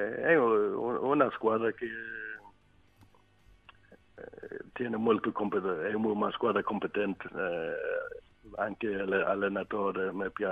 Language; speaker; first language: Italian; non-native, learner; Swedish